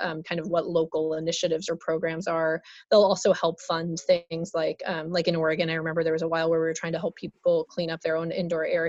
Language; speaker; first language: English; native; English